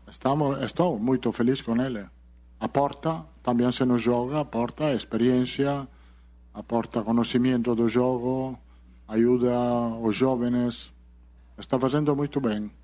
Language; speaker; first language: Portuguese; non-native, fluent; Italian